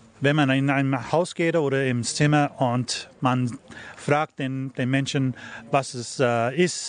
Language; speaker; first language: German; early bilingual, heritage; German